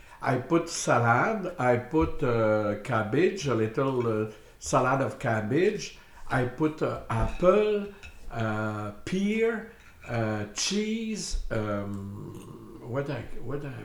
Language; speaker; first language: English; non-native, learner; French